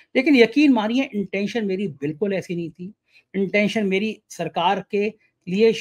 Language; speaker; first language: Hindi; native; Hindi